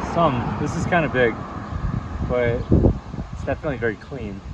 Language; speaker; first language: English; native; English